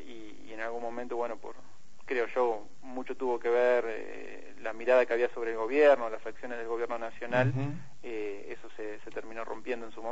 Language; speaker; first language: Spanish; native; Spanish